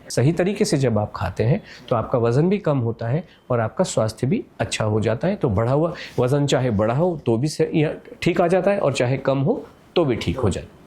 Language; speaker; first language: Hindi; native; Hindi